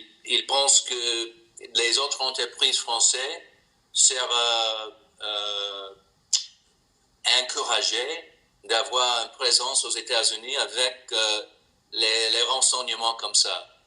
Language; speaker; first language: French; non-native, learner; English